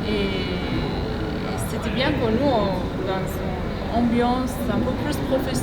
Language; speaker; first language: French; non-native, fluent; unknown